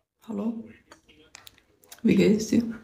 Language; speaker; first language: German; non-native, learner; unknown